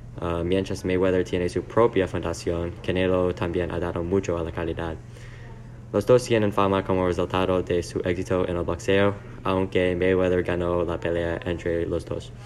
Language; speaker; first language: Spanish; non-native, learner; English